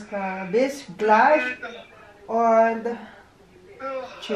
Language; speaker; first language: German; non-native, learner; Filipino